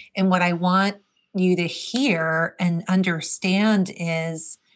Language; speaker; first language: English; native; English